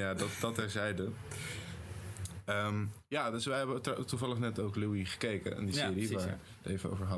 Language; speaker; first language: Dutch; native; Dutch